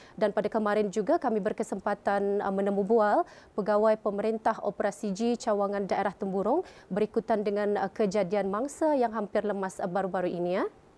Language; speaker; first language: Malay; native; Malay